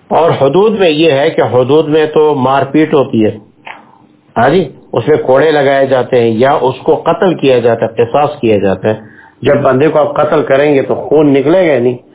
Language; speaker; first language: Urdu; non-native, local second language; Pashto